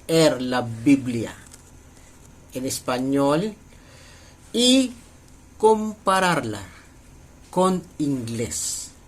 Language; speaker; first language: Spanish; non-native, learner; Filipino